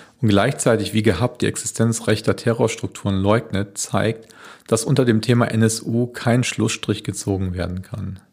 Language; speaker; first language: German; native; German